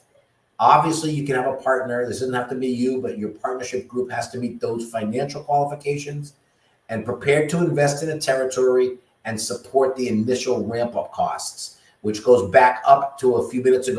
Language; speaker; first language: English; native; English